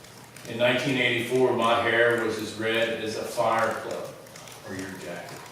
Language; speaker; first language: English; native; English